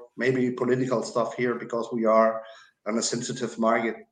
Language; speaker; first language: English; non-native, fluent; Danish